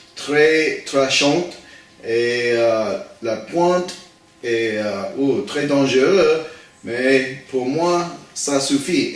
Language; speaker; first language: French; non-native, learner; English